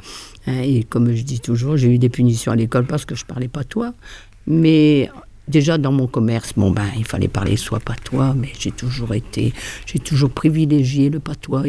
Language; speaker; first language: French; native; French